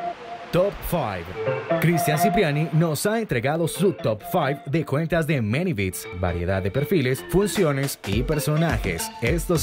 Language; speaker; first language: Spanish; native; Spanish